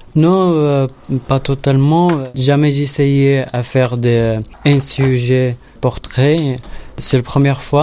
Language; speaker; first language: French; non-native, learner; Arabic